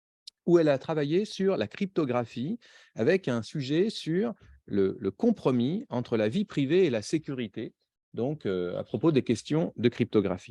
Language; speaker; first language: French; native; French